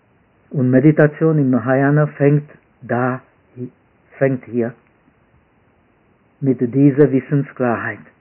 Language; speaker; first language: German; non-native, fluent; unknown